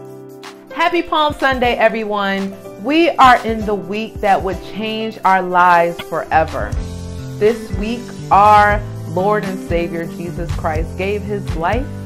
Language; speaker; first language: English; native; English